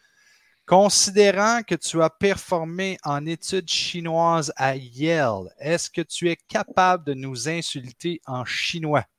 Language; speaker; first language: French; native; French